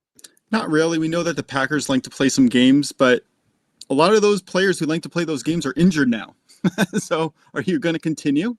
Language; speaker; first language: English; native; English